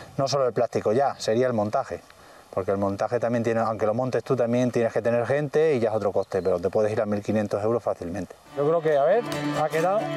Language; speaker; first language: Spanish; native; Spanish